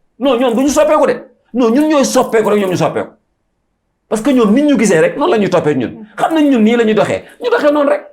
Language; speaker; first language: Wolof; native; Wolof